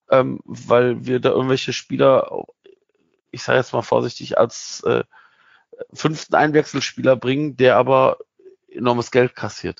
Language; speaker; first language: German; native; German